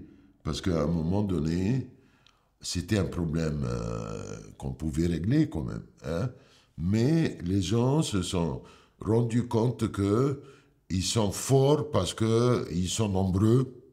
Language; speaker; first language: French; non-native, fluent; Arabic